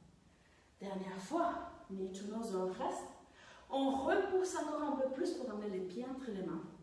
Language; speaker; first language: French; non-native, fluent; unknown